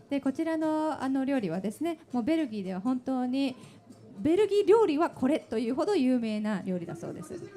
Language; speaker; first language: Japanese; native; Japanese